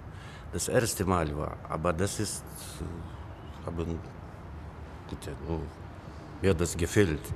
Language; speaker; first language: German; non-native, learner; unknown